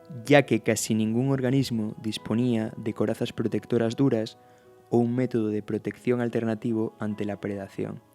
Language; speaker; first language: Spanish; native; Spanish